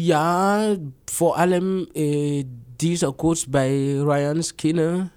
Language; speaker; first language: German; non-native, fluent; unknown